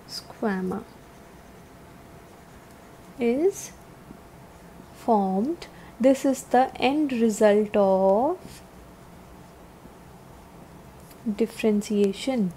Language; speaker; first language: English; non-native, local second language; Hindi